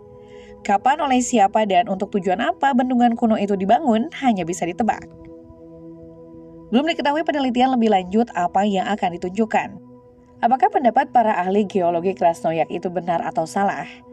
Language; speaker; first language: Indonesian; native; Indonesian